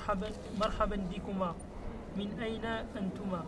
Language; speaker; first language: Arabic; non-native, learner; French